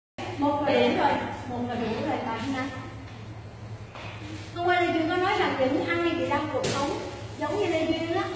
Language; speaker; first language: Vietnamese; native; Vietnamese